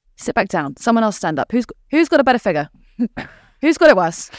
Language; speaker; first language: English; early bilingual, other home language; Italian